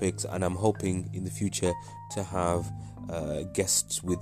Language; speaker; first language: English; native; English